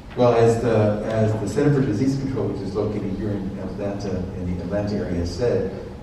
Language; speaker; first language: English; early bilingual, other home language; Spanish